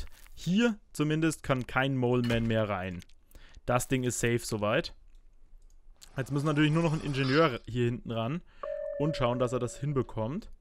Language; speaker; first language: German; native; German